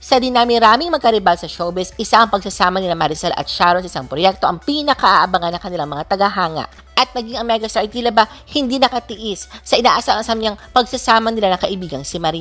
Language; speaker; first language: Filipino; native; Filipino